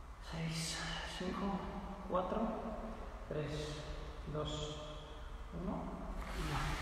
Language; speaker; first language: Spanish; non-native, fluent; Italian